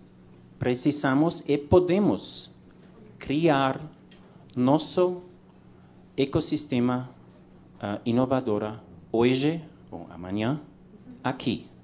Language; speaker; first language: Portuguese; non-native, learner; English